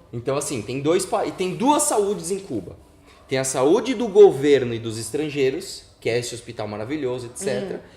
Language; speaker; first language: Portuguese; native; Portuguese